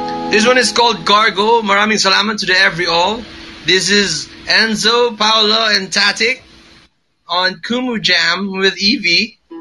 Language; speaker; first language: English; non-native, local second language; Filipino